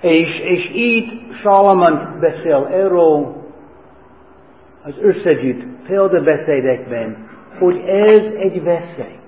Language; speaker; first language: Hungarian; non-native, learner; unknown